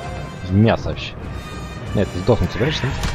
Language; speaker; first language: Russian; native; Russian